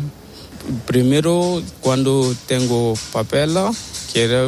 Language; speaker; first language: Spanish; non-native, learner; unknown